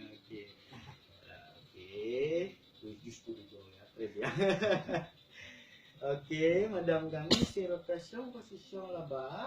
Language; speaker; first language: French; non-native, learner; Indonesian